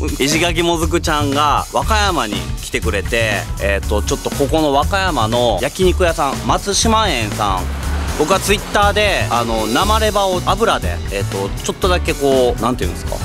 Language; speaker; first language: Japanese; native; Japanese